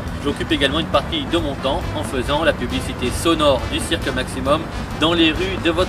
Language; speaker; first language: French; native; French